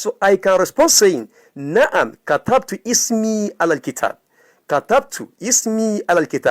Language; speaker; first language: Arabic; non-native, fluent; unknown